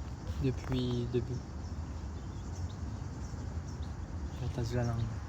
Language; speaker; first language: French; native; French